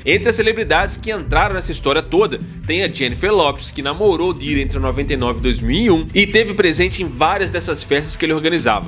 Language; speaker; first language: Portuguese; native; Portuguese